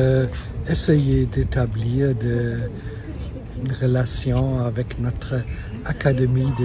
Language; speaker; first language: French; non-native, fluent; German